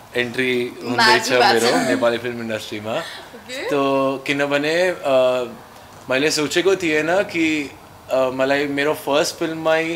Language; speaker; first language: Nepali; non-native, learner; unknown